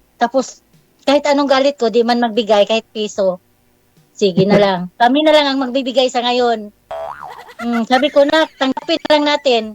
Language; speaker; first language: Filipino; non-native, local second language; Cebuano